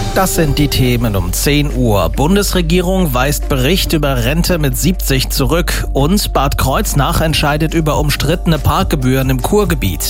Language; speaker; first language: German; native; German